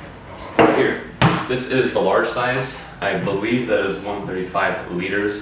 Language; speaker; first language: English; native; English